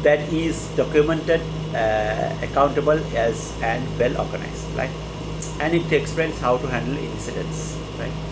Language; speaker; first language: English; non-native, local second language; Sinhala